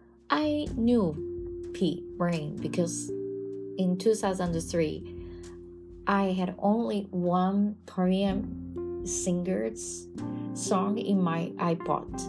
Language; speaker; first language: English; non-native, fluent; Japanese